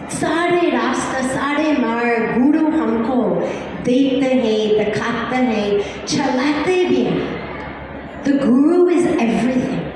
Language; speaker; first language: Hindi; non-native, fluent; English